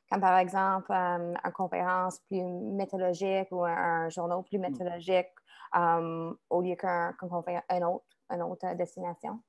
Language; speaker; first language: French; non-native, fluent; English